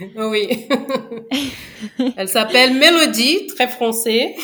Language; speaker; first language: French; non-native, fluent; Portuguese